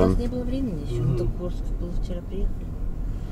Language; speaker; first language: Russian; early bilingual, heritage; English